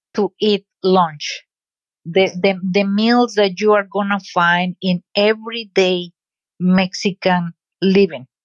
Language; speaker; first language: English; non-native, fluent; Spanish